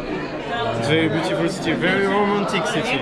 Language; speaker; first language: English; non-native, learner; French